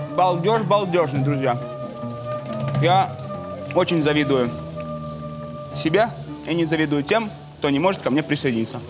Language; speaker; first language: Russian; native; Russian